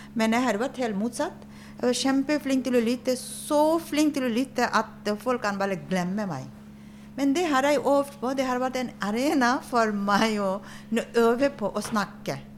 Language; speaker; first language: Norwegian; non-native, fluent; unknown